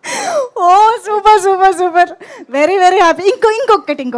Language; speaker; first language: Telugu; native; Telugu